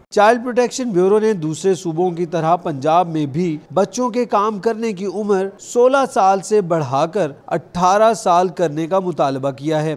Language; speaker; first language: Urdu; native; Urdu